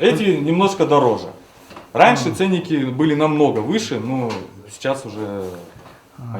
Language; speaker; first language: Russian; native; Russian